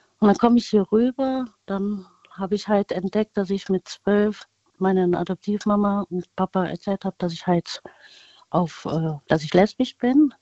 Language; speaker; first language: German; early bilingual, other home language; Vietnamese